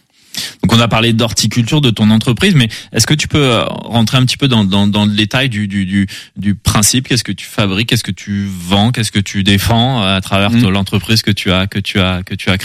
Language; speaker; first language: French; native; French